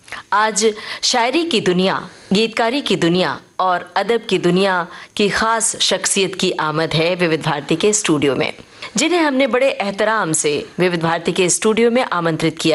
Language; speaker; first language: Hindi; native; Hindi